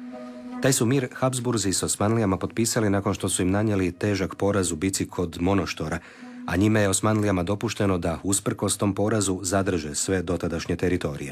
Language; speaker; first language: Serbian; native; Serbian